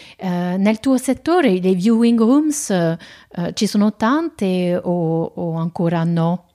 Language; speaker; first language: Italian; non-native, fluent; French